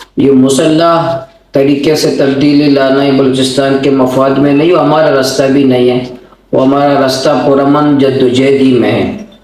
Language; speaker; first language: Urdu; non-native, local second language; Baluchi